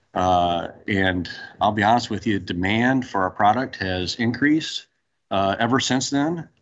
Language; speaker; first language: English; native; English